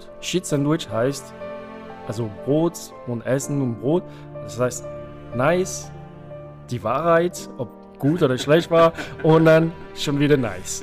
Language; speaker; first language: German; non-native, fluent; French